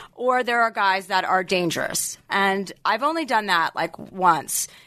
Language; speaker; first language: English; native; English